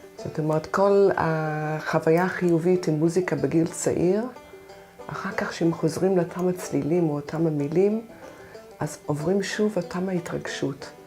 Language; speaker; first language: Hebrew; non-native, fluent; English